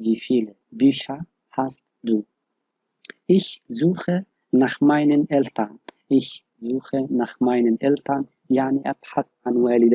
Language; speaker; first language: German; non-native, fluent; Arabic